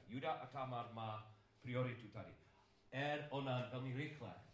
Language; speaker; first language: Czech; non-native, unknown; English